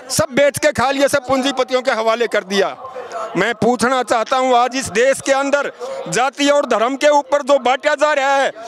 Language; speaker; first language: Hindi; native; Hindi